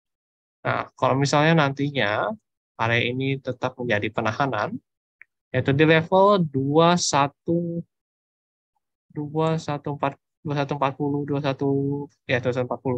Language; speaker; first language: Indonesian; native; Indonesian